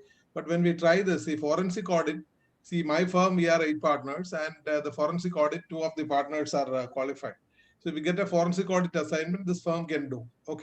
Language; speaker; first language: English; non-native, local second language; Malayalam